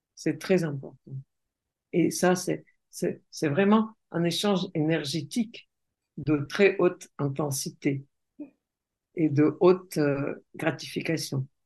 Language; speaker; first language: French; non-native, fluent; Russian